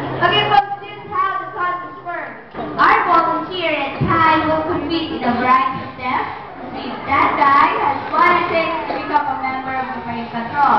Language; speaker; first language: English; non-native, local second language; Filipino